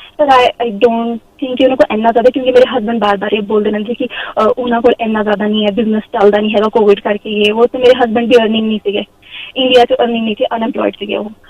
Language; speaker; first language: Punjabi; non-native, local second language; Hindi